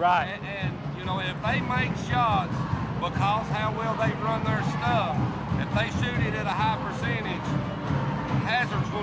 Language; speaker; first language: English; native; English